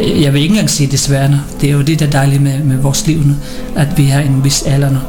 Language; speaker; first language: Danish; early bilingual, other home language; Filipino